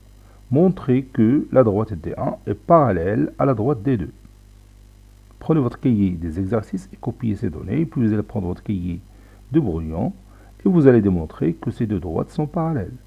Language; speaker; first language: French; non-native, local second language; Arabic